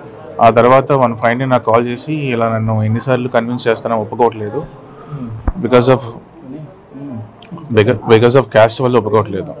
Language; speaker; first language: Telugu; native; Telugu